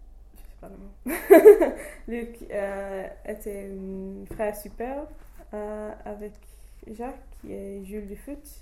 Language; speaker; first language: French; non-native, learner; English